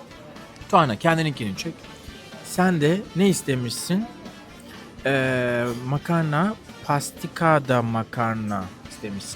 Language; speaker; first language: Turkish; native; Turkish